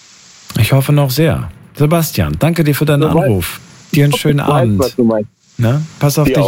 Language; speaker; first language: German; native; German